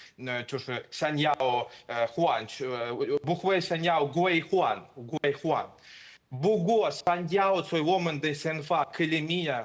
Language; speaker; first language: Chinese; non-native, fluent; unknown